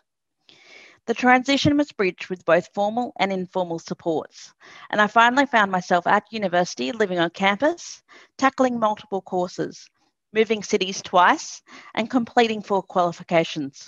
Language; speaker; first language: English; native; English